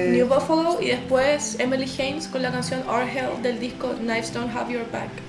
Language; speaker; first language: Spanish; native; Spanish